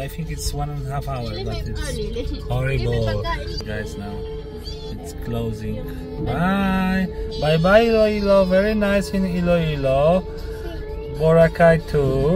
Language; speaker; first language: English; non-native, learner; Polish